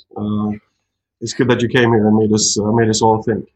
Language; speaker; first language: English; non-native, fluent; Norwegian